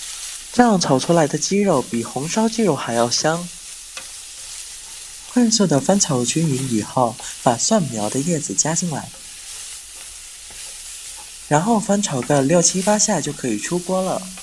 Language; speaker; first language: Chinese; native; Chinese